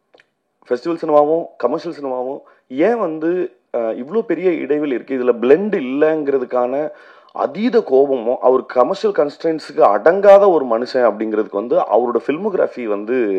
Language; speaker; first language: Tamil; native; Tamil